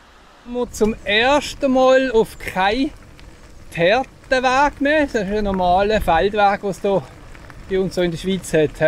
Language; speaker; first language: German; native; German